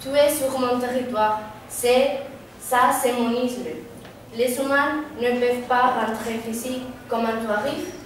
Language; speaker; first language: French; non-native, learner; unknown